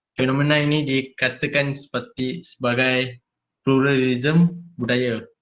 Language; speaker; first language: Malay; non-native, local second language; Telugu